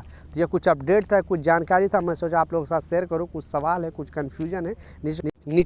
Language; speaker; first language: Hindi; native; Hindi